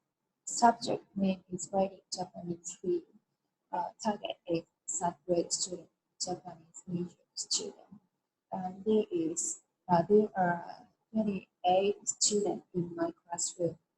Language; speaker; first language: English; non-native, learner; Japanese